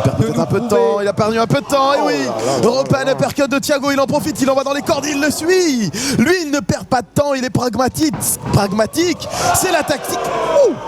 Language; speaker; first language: French; native; French